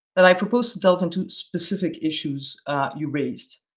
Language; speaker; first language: English; non-native, fluent; Dutch